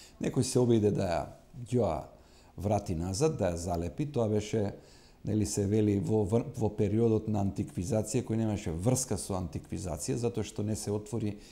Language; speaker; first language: Macedonian; native; Macedonian